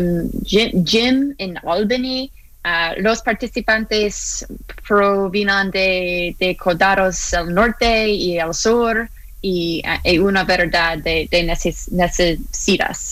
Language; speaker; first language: Spanish; non-native, learner; English